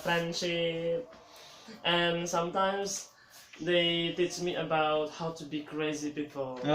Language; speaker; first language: English; non-native, fluent; Indonesian